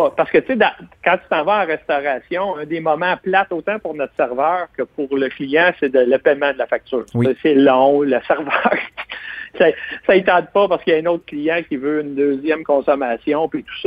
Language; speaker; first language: French; native; French